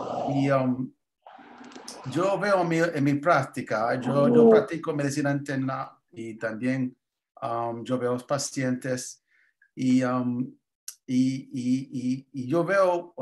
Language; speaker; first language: Spanish; early bilingual, heritage; English